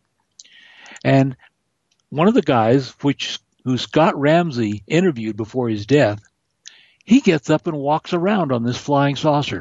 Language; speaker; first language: English; native; English